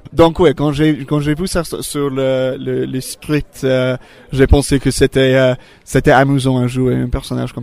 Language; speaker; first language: French; non-native, fluent; English